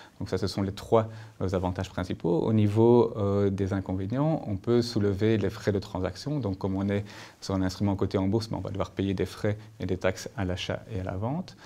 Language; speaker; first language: French; native; French